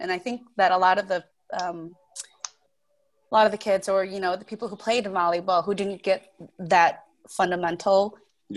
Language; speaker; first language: English; native; English